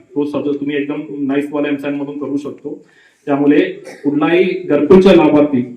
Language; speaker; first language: Marathi; non-native, learner; Hindi